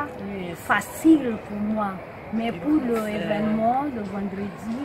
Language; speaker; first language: French; non-native, learner; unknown